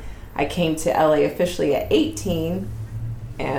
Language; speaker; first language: English; native; English